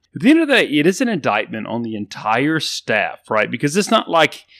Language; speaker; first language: English; native; English